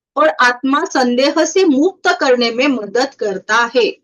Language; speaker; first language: Hindi; non-native, local second language; Marathi